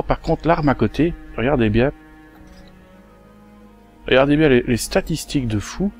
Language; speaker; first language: French; native; French